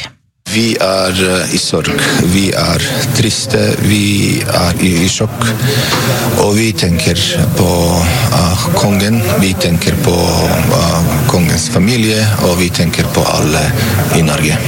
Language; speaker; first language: Norwegian; non-native, fluent; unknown